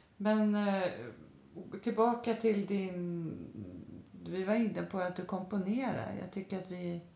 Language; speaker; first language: Swedish; native; Swedish